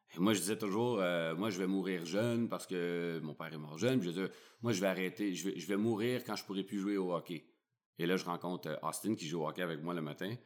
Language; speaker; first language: French; native; French